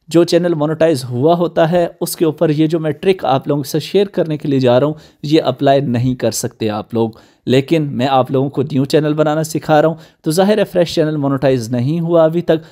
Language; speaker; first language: Urdu; native; Urdu